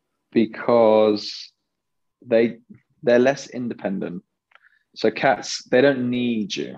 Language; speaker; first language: English; native; English